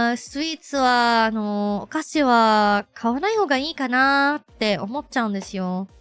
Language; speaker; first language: Japanese; non-native, fluent; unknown